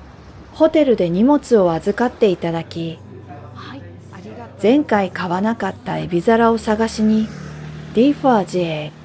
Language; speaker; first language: Japanese; native; Japanese